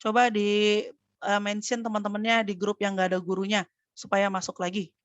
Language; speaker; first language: Indonesian; native; Indonesian